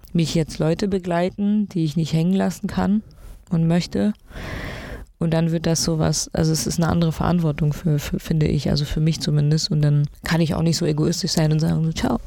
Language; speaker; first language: German; early bilingual, other home language; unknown